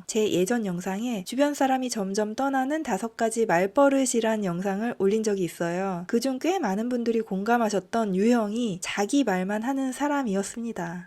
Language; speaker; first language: Korean; native; Korean